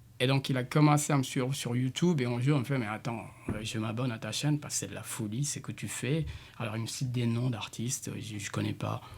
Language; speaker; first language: French; non-native, local second language; Jola-Fonyi